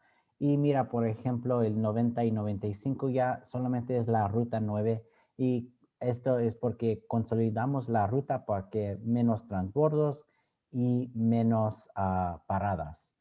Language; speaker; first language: Spanish; early bilingual, other home language; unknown